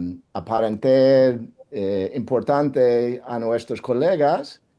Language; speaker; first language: Spanish; non-native, fluent; English